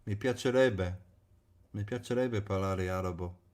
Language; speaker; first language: Italian; non-native, fluent; English